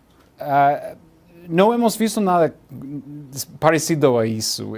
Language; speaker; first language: Portuguese; non-native, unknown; English